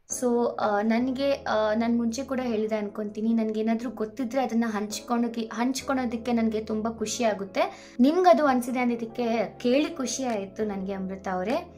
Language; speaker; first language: Kannada; non-native, local second language; Telugu